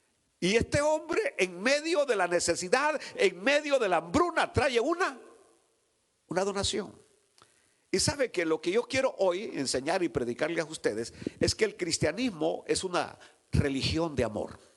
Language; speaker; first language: Spanish; native; Spanish